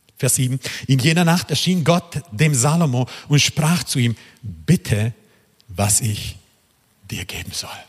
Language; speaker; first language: German; non-native, fluent; Croatian